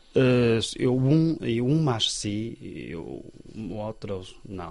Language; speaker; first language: Portuguese; non-native, learner; Chinese